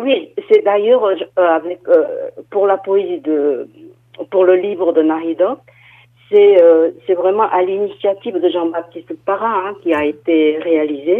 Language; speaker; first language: French; non-native, fluent; Korean